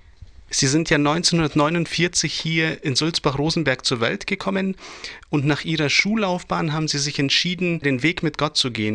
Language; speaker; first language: German; native; German